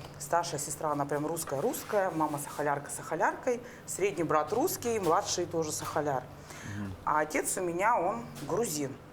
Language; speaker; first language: Russian; native; Russian